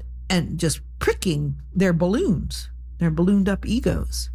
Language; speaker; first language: English; native; English